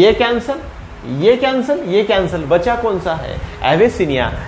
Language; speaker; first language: Hindi; non-native, local second language; Marathi